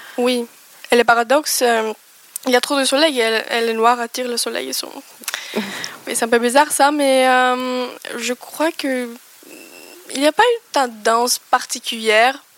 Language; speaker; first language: French; non-native, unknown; Greek